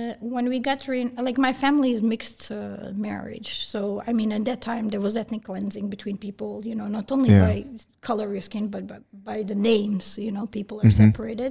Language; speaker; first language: English; early bilingual, other home language; Bosnian